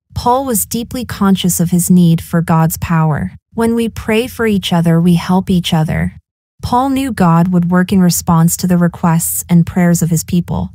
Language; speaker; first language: English; native; English